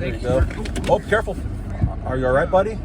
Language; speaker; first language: English; native; English